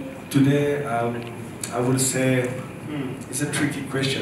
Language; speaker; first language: English; non-native, fluent; French